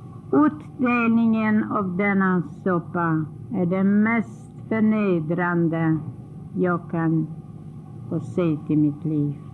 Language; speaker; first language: Swedish; non-native, fluent; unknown